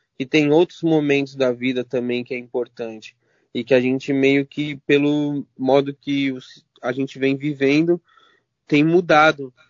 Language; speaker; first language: Portuguese; early bilingual, other home language; Arabic